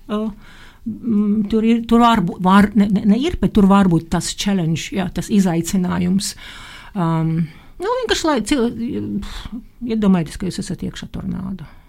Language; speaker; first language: Latvian; non-native, local second language; Russian